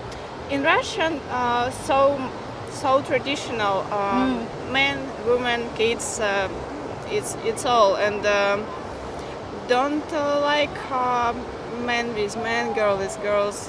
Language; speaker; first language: English; non-native, learner; Russian